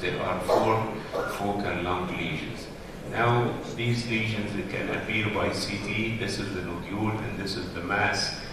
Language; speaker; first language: English; non-native, fluent; Arabic